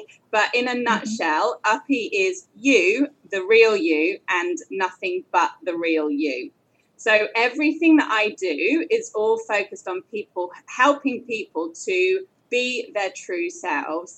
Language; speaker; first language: English; native; English